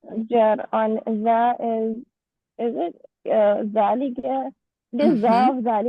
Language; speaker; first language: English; non-native, learner; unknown